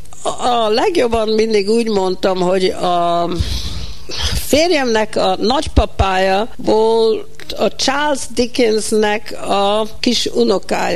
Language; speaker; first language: Hungarian; early bilingual, heritage; Hungarian